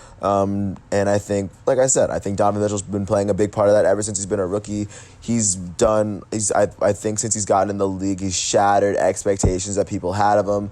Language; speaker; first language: English; native; English